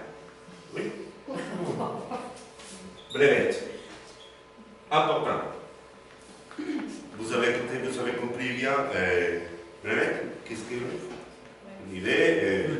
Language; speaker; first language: French; non-native, learner; Spanish